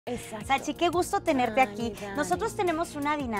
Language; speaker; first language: Spanish; native; Spanish